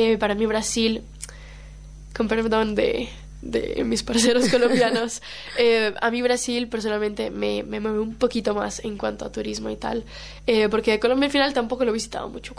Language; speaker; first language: Spanish; non-native, local second language; Portuguese